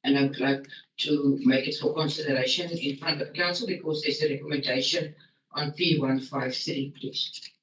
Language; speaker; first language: English; non-native, local second language; Afrikaans